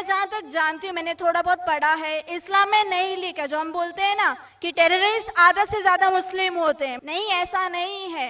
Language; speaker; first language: Hindi; native; Hindi